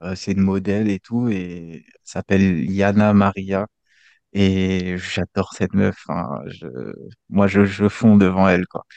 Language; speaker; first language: French; native; French